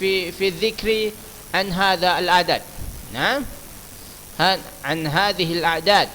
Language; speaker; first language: Arabic; non-native, fluent; Indonesian